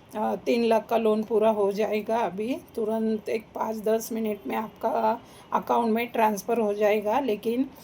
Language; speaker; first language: Hindi; non-native, local second language; Marathi